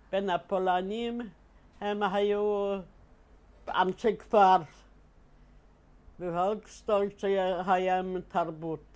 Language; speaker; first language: Hebrew; non-native, fluent; Polish